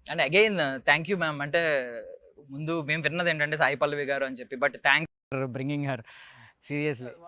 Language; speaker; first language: Telugu; native; Telugu